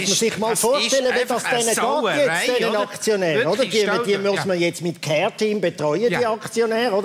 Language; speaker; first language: German; native; German